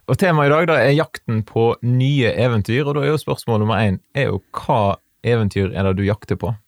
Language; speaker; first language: Norwegian; native; Norwegian